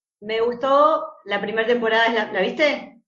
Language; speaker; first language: Spanish; native; Spanish